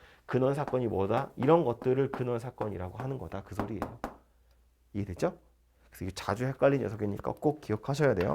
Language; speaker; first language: Korean; native; Korean